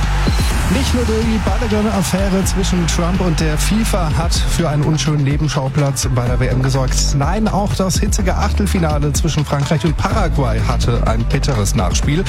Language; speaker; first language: German; native; German